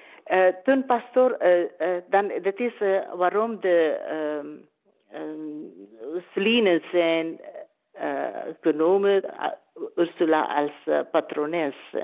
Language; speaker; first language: Dutch; non-native, learner; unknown